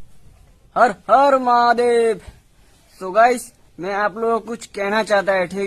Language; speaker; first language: Hindi; non-native, local second language; Assamese